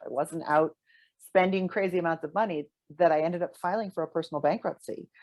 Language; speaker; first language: English; native; English